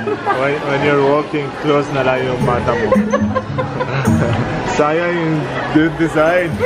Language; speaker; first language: Filipino; non-native, learner; Arabic